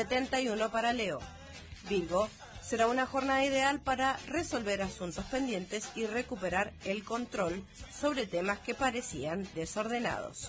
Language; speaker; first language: Spanish; native; Spanish